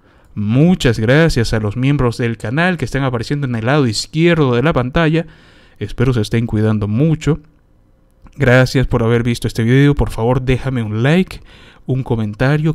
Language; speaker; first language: Spanish; native; Spanish